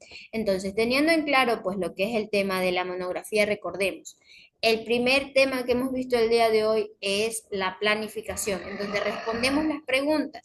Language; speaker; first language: Spanish; native; Spanish